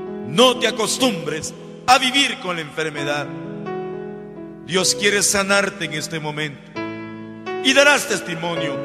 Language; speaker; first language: Spanish; native; Spanish